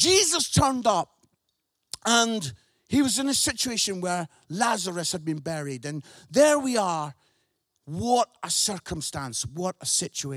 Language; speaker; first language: English; native; English